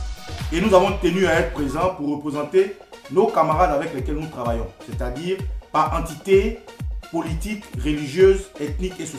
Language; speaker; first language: French; native; French